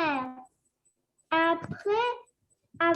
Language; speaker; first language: French; non-native, learner; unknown